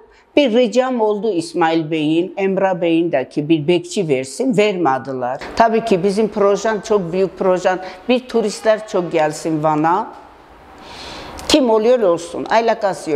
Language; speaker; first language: Turkish; non-native, learner; Armenian